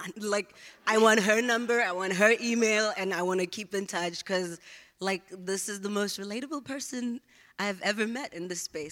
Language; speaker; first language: English; non-native, local second language; Zulu